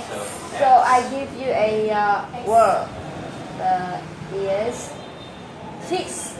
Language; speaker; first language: English; non-native, learner; Vietnamese